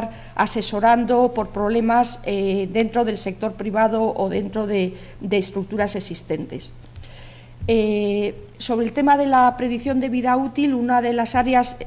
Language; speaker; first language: Spanish; native; Spanish